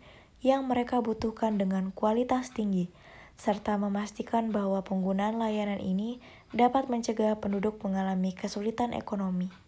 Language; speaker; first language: Indonesian; native; Indonesian